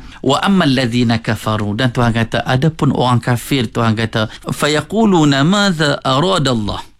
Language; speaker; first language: Malay; native; Malay